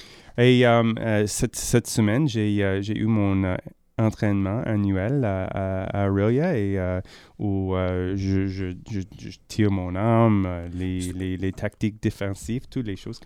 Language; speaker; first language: French; non-native, learner; English